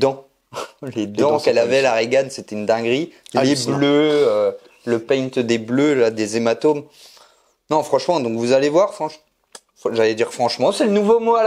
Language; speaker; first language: French; native; French